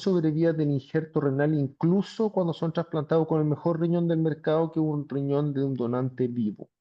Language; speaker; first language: Spanish; native; Spanish